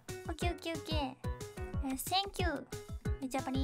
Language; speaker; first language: English; non-native, learner; Japanese